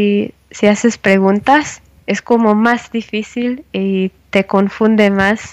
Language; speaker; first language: Spanish; non-native, learner; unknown